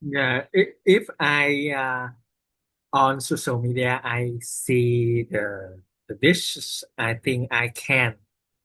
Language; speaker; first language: English; non-native, learner; Vietnamese